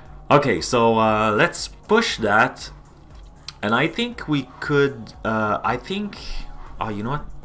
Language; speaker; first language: English; non-native, fluent; French